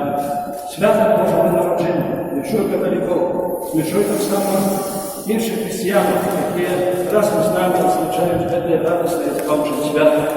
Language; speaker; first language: Polish; non-native, fluent; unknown